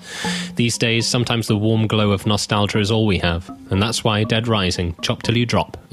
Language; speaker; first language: English; native; English